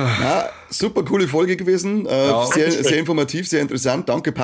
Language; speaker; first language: German; native; German